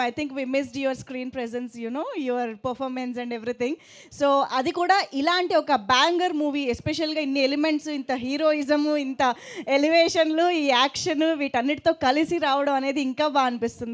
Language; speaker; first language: Telugu; native; Telugu